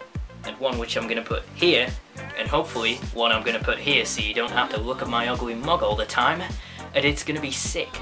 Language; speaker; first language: English; native; English